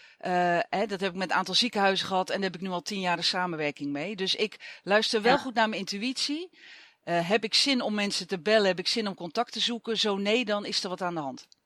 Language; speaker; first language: Dutch; native; Dutch